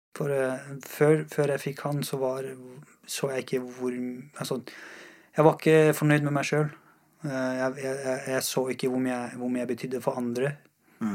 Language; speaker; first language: Norwegian; non-native, fluent; Persian